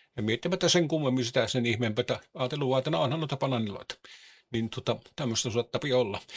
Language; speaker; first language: Finnish; native; Finnish